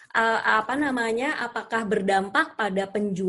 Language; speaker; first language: Indonesian; native; Indonesian